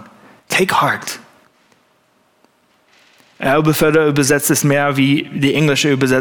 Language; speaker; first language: German; non-native, fluent; English